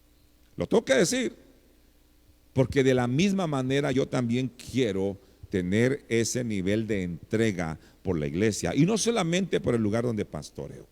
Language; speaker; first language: Spanish; native; Spanish